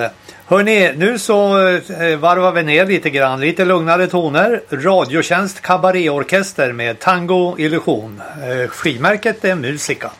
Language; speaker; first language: Swedish; native; Swedish